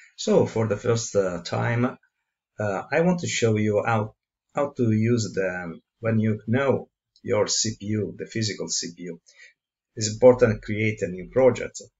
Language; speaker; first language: English; non-native, learner; Italian